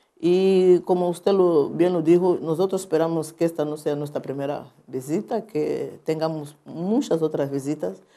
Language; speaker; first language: Spanish; non-native, fluent; Portuguese